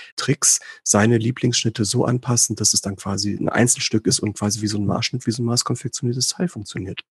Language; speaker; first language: German; early bilingual, other home language; Greek